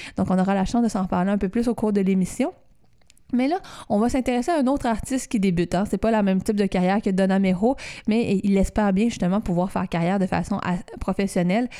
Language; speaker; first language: French; native; French